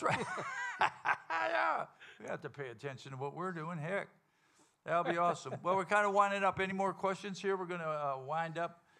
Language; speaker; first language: English; native; English